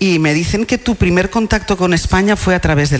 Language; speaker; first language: Spanish; native; Spanish